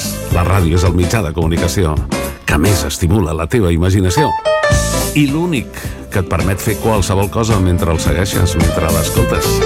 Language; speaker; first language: Catalan; native; Catalan